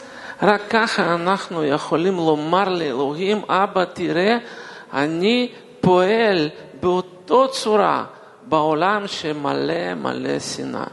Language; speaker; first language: Hebrew; non-native, fluent; Russian